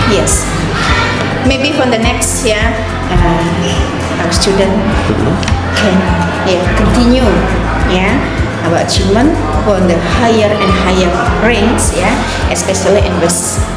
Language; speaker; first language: English; non-native, learner; Indonesian